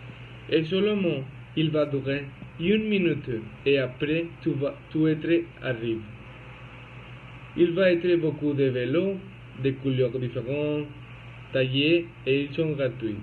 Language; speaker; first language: French; non-native, learner; Spanish